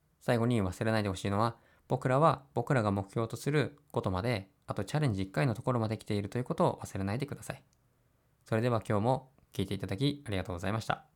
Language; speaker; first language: Japanese; native; Japanese